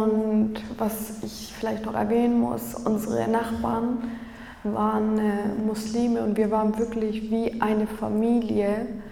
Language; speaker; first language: German; early bilingual, other home language; Kurdish